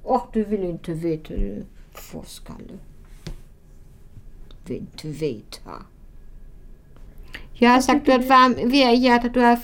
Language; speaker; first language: Swedish; non-native, fluent; German